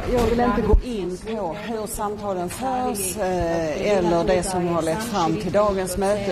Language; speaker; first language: Swedish; native; Swedish